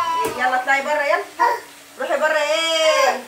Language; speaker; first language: Arabic; native; Arabic